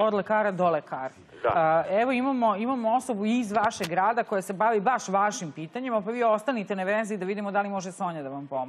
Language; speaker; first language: Serbian; native; Serbian